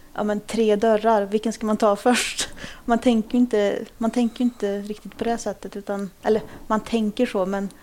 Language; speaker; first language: Swedish; early bilingual, other home language; Kurdish